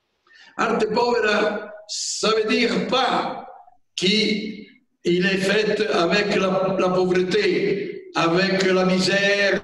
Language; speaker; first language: French; non-native, fluent; Italian